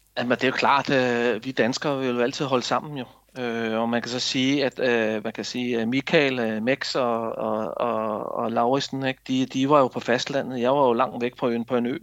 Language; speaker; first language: Danish; native; Danish